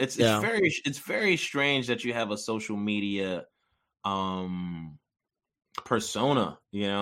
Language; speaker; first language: English; early bilingual, other home language; Yoruba